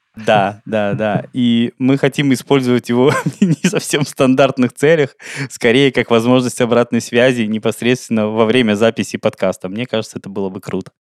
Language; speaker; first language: Russian; native; Russian